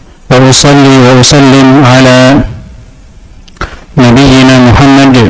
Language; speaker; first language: Arabic; non-native, fluent; Indonesian